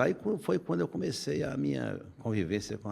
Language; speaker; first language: Portuguese; native; Portuguese